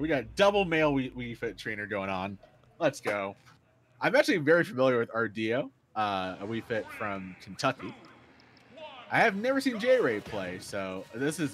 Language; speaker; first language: English; native; English